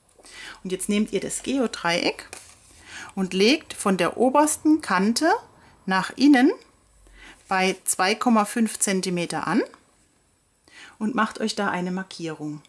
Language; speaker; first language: German; native; German